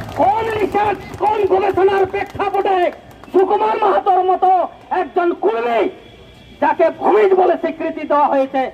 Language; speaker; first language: Bangla; native; Bangla